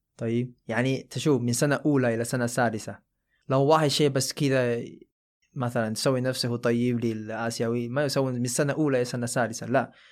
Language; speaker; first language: Arabic; non-native, fluent; Chinese